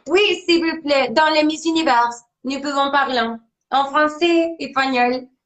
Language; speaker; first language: French; non-native, learner; Spanish